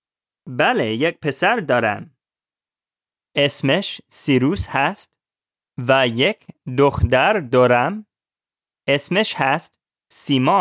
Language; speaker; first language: Persian; non-native, learner; English